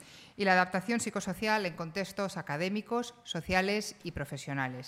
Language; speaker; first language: Spanish; native; Spanish